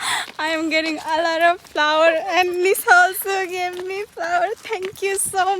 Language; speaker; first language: English; non-native, learner; Nepali